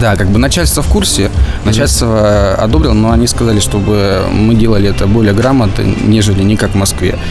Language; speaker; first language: Russian; native; Russian